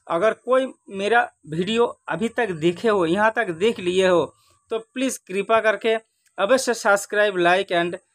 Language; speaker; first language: Hindi; non-native, local second language; Bangla